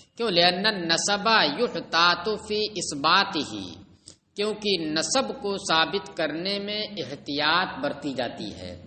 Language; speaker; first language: Urdu; native; Urdu